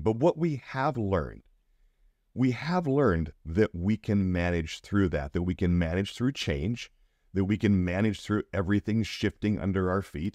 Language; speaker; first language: English; native; English